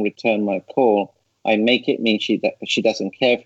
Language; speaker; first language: English; native; English